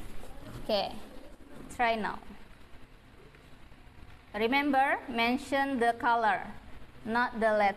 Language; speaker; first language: English; non-native, fluent; Indonesian